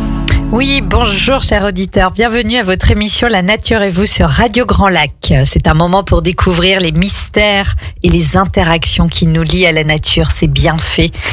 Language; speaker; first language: French; native; French